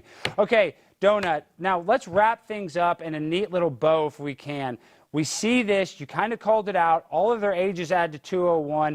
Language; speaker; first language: English; native; English